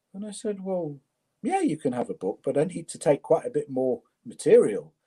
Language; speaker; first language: English; native; English